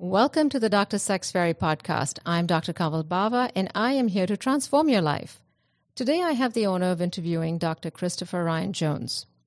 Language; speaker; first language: English; non-native, local second language; Punjabi